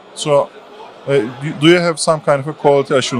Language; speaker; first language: English; non-native, fluent; Turkish